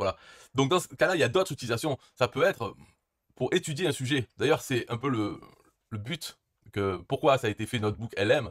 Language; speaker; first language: French; native; French